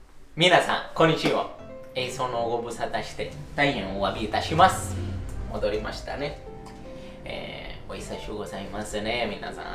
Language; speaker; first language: Japanese; non-native, fluent; Italian